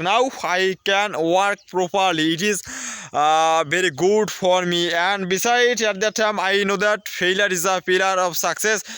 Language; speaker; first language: English; non-native, learner; Bangla